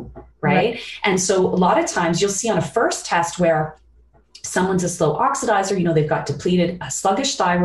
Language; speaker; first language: English; native; English